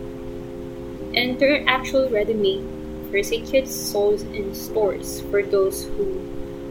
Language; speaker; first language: English; non-native, local second language; Filipino